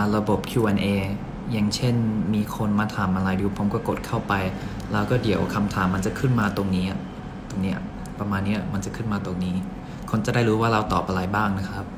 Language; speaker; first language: Thai; early bilingual, other home language; English